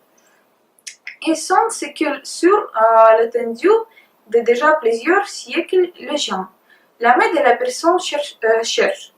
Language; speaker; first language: French; non-native, learner; Russian